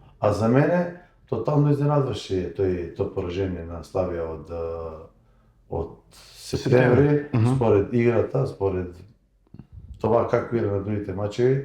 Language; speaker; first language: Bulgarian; non-native, learner; Macedonian